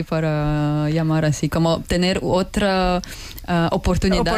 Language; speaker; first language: Spanish; non-native, learner; Russian